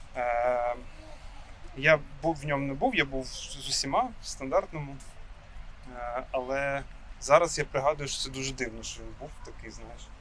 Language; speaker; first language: Ukrainian; non-native, local second language; Russian